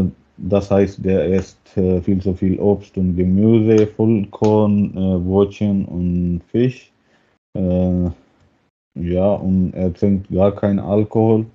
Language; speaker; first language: German; non-native, learner; Hindi